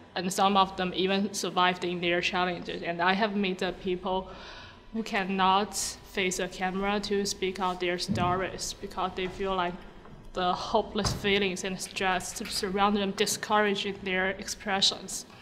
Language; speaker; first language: English; non-native, fluent; Chinese